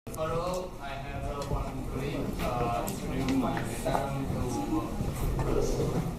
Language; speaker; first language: English; non-native, learner; Vietnamese